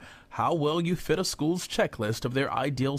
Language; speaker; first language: English; native; English